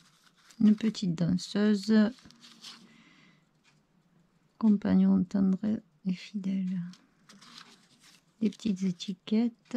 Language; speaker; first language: French; native; French